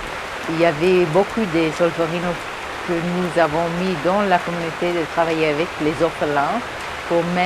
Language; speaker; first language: French; early bilingual, heritage; English